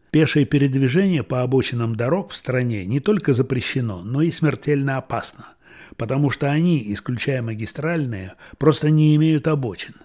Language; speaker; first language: Russian; native; Russian